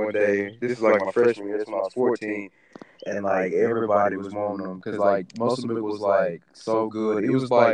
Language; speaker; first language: English; native; English